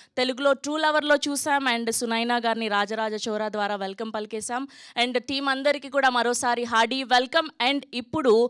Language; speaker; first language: Telugu; native; Telugu